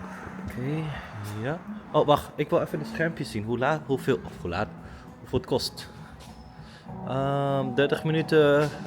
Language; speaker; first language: Dutch; early bilingual, other home language; Filipino